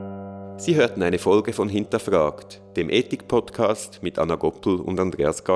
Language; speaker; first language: German; native; German